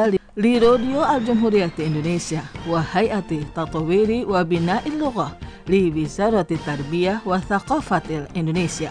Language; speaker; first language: Arabic; non-native, fluent; Indonesian